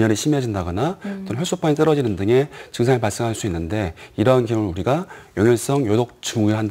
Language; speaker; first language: Korean; native; Korean